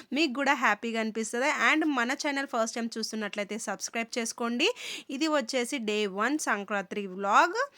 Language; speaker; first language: Telugu; native; Telugu